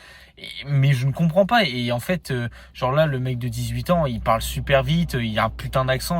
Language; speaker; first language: French; native; French